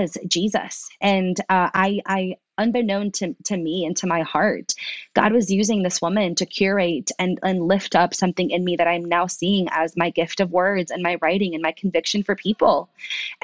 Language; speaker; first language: English; early bilingual, other home language; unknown